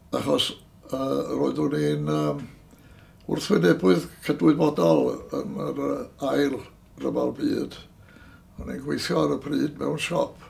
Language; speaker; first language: Welsh; native; Welsh